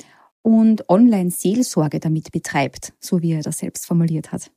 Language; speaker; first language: German; native; German